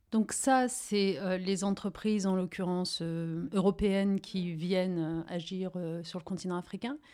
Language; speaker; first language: French; early bilingual, other home language; Riffian